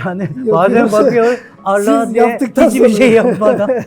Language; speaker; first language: Turkish; non-native, learner; Japanese